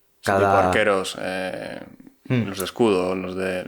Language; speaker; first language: Spanish; native; Spanish